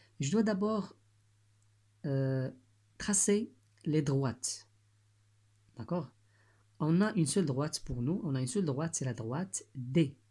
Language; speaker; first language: French; non-native, local second language; Arabic